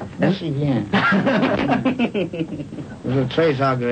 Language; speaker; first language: French; non-native, learner; English